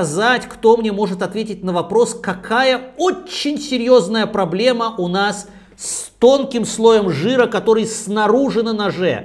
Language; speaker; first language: Russian; native; Russian